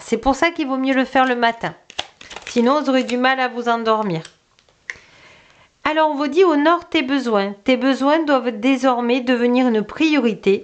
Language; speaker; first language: French; native; French